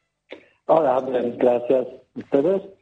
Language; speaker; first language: Spanish; non-native, learner; Polish